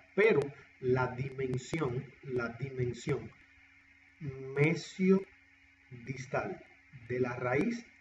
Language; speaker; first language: Spanish; native; Spanish